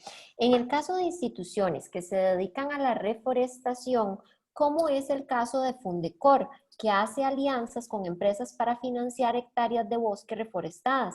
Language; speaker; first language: Spanish; native; Spanish